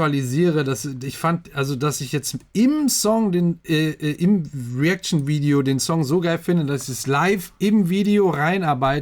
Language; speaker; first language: German; native; German